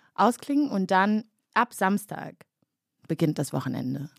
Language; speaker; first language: German; early bilingual, other home language; Kinyarwanda